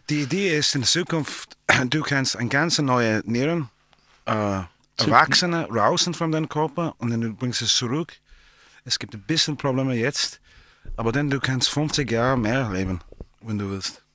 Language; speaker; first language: German; non-native, learner; English